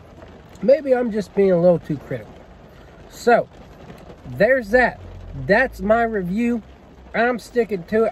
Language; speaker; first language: English; native; English